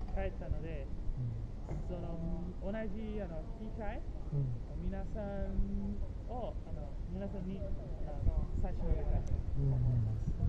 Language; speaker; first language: Japanese; non-native, fluent; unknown